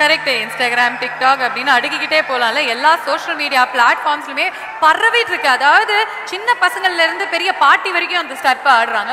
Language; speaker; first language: Tamil; native; Tamil